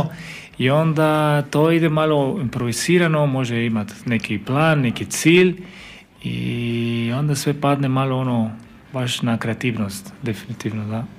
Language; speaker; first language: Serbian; non-native, learner; Spanish